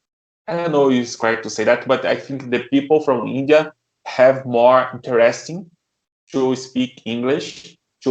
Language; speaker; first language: English; non-native, learner; Portuguese